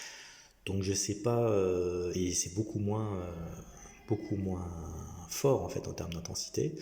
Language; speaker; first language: French; native; French